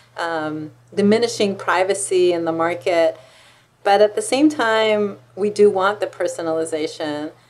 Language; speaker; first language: English; non-native, fluent; Hebrew